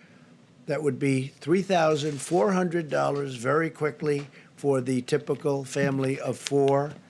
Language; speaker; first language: English; native; English